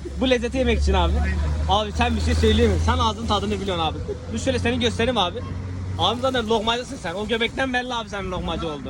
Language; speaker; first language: Turkish; native; Turkish